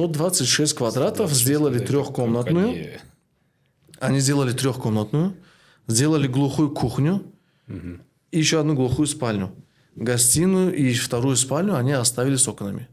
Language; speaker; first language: Russian; non-native, local second language; Tajik